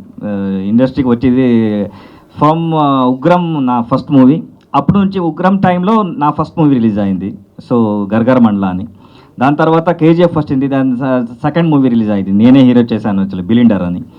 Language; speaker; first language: Telugu; non-native, learner; Kannada